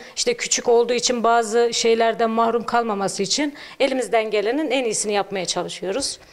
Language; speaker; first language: Turkish; native; Turkish